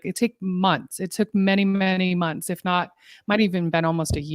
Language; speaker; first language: English; native; English